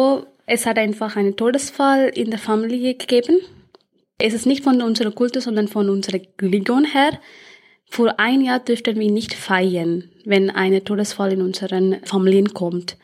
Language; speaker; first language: German; early bilingual, other home language; Tamil